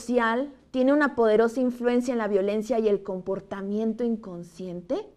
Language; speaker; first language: Spanish; native; Spanish